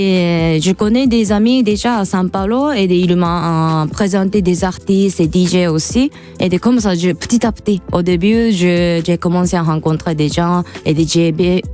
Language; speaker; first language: French; non-native, fluent; Japanese